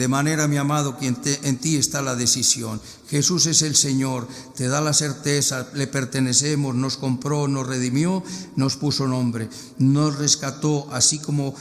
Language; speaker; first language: Spanish; native; Spanish